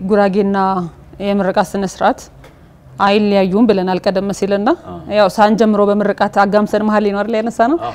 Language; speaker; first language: Amharic; native; Amharic